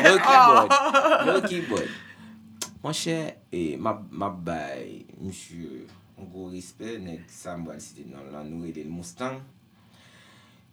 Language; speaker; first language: English; non-native, learner; Haitian Creole